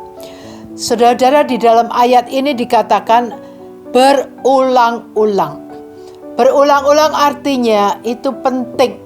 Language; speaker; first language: Indonesian; native; Indonesian